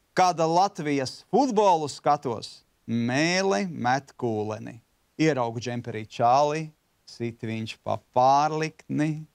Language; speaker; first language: Latvian; native; Latvian